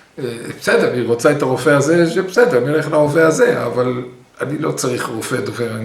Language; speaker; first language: Hebrew; early bilingual, other home language; English